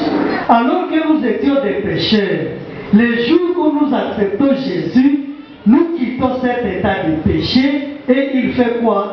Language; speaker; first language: French; non-native, local second language; Swahili